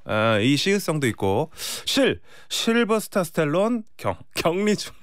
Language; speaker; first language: Korean; native; Korean